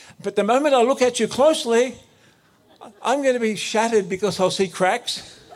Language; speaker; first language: English; native; English